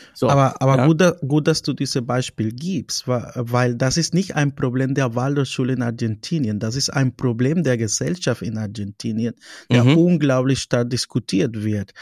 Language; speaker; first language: German; non-native, fluent; Spanish